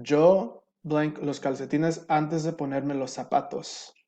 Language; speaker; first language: Spanish; non-native, fluent; English